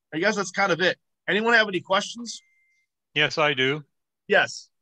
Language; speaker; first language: English; native; English